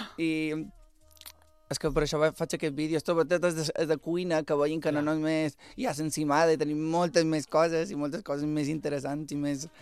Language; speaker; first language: Catalan; non-native, local second language; Spanish